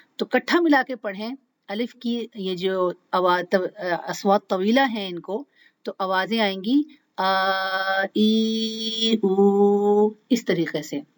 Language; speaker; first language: Urdu; native; Urdu